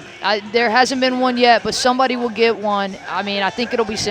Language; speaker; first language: English; native; English